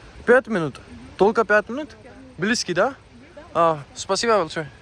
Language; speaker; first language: Russian; non-native, learner; Urdu